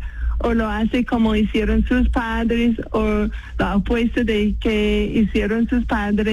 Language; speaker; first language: Spanish; non-native, fluent; English